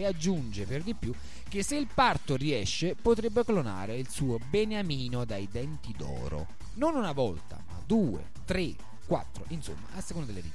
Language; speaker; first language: Italian; native; Italian